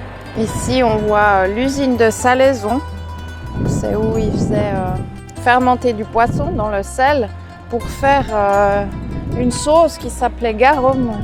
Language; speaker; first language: French; native; French